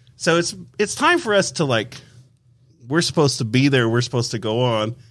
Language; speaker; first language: English; native; English